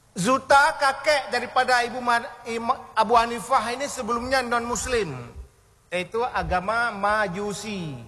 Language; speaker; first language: Indonesian; non-native, local second language; Achinese